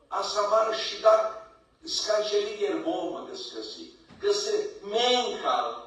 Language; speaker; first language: Armenian; early bilingual, heritage; Armenian